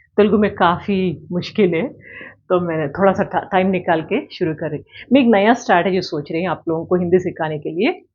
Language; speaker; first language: Hindi; native; Hindi